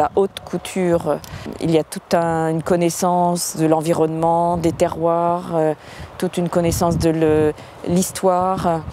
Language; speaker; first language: French; native; French